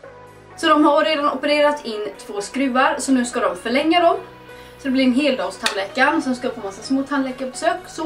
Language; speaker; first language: Swedish; native; Swedish